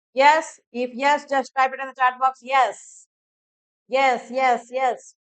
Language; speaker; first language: English; non-native, local second language; Telugu